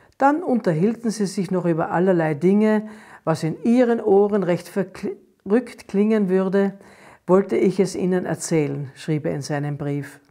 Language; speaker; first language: German; native; German